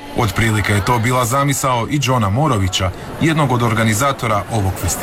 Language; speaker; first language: Croatian; native; Croatian